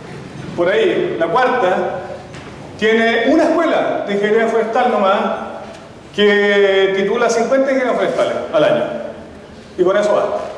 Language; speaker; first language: Spanish; native; Spanish